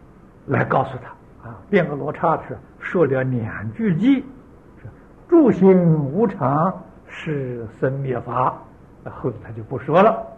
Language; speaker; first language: Chinese; native; Chinese